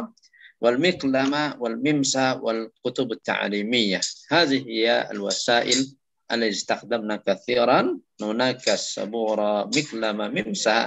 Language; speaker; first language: Arabic; non-native, fluent; Indonesian